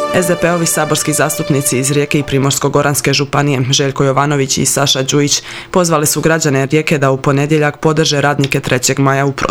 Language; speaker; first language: Croatian; native; Croatian